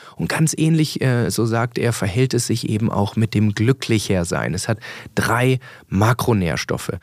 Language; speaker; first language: German; early bilingual, other home language; Danish